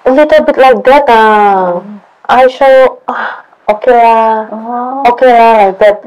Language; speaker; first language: English; non-native, learner; Indonesian